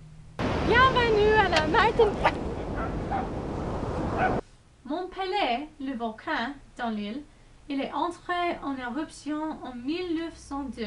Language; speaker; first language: French; non-native, learner; English